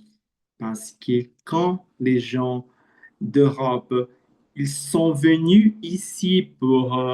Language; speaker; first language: French; non-native, learner; Portuguese